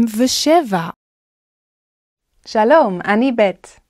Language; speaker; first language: Hebrew; non-native, fluent; English